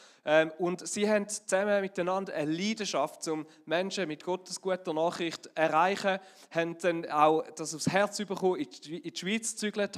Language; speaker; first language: German; native; German